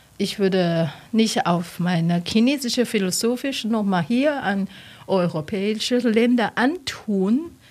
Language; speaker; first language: German; non-native, learner; Chinese